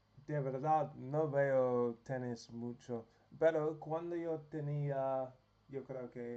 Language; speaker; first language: Spanish; non-native, learner; English